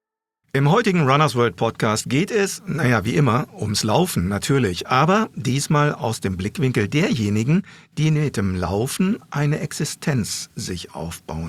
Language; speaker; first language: German; native; German